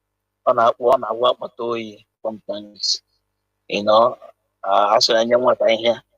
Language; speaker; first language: English; non-native, local second language; Igbo